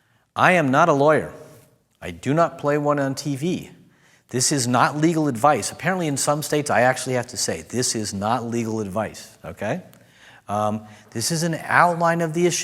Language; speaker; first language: English; native; English